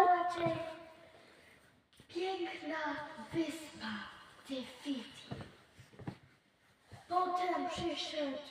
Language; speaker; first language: Polish; native; Polish